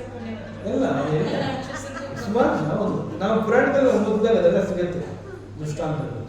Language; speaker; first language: Kannada; native; Kannada